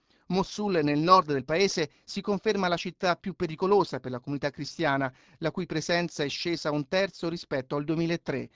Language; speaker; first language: Italian; native; Italian